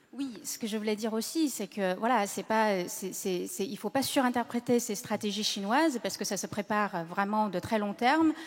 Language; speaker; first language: French; non-native, fluent; Chinese